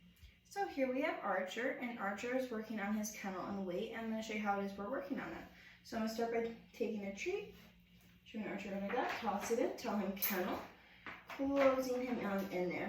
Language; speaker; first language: English; native; English